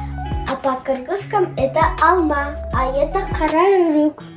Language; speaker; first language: Russian; non-native, local second language; Kyrgyz